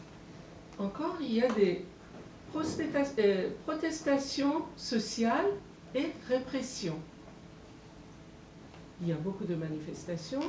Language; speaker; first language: French; non-native, fluent; Persian